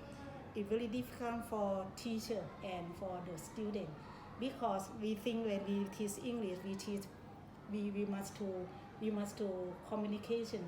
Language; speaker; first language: English; non-native, learner; Thai